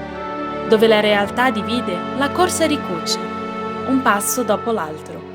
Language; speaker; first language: Italian; native; Italian